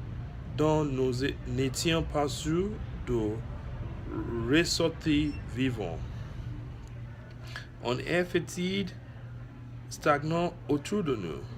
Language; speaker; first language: French; non-native, learner; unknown